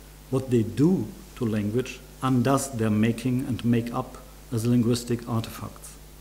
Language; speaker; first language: English; non-native, fluent; German